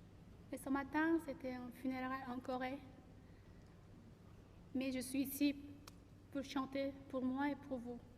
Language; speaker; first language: French; non-native, learner; Korean